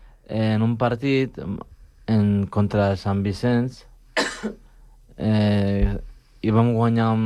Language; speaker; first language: Catalan; non-native, local second language; Spanish